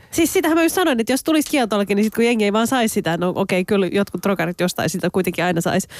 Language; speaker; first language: Finnish; early bilingual, other home language; Turkish